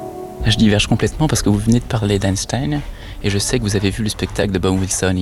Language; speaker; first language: French; native; French